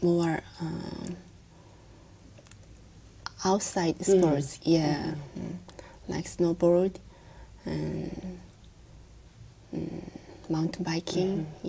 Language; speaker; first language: English; non-native, learner; Korean